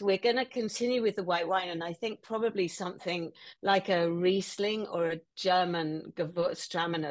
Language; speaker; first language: English; native; English